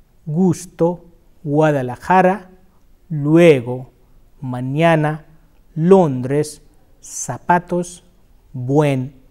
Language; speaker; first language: Spanish; non-native, fluent; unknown